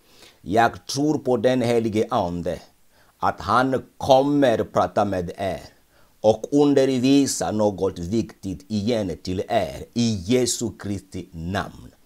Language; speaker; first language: Swedish; non-native, fluent; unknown